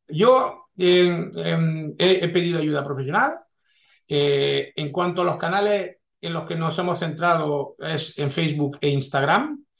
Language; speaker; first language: Spanish; early bilingual, heritage; Spanish